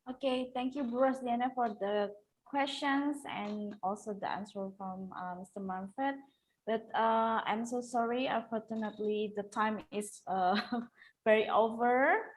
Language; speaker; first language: English; non-native, local second language; Indonesian